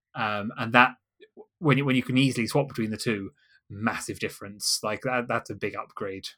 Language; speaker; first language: English; native; English